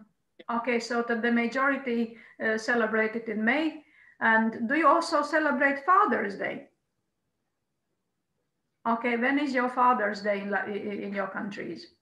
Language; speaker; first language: English; non-native, fluent; Croatian